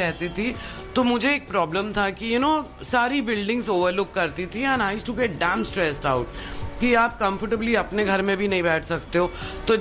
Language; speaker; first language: Hindi; non-native, local second language; Sindhi